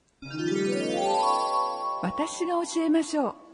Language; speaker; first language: Japanese; non-native, fluent; Chinese